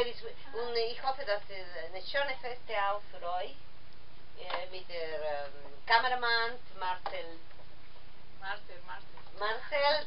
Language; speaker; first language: German; non-native, learner; Spanish